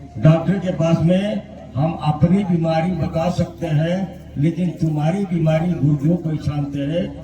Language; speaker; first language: Hindi; non-native, local second language; Marathi